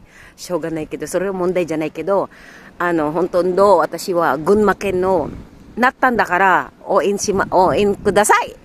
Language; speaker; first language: Japanese; non-native, learner; Filipino